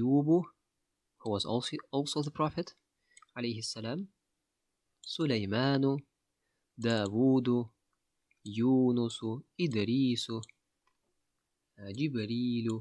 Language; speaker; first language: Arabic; non-native, fluent; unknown